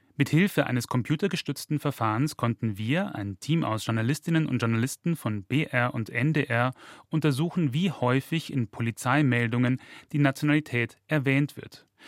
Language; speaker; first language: German; native; German